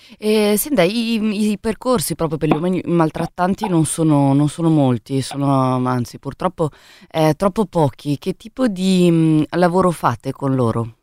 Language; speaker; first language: Italian; native; Italian